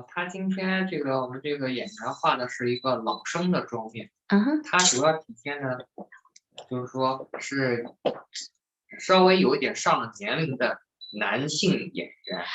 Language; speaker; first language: Chinese; native; Chinese